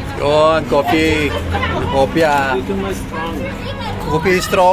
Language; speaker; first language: English; non-native, local second language; Filipino